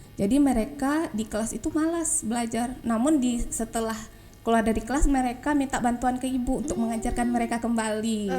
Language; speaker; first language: Indonesian; non-native, local second language; Minangkabau